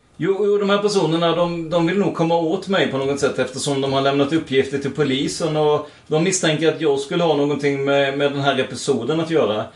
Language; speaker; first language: Swedish; native; Swedish